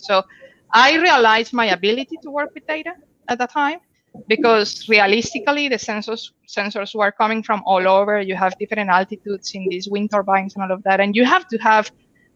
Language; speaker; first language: English; non-native, fluent; Spanish